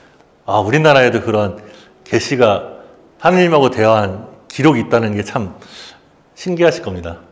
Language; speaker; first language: Korean; native; Korean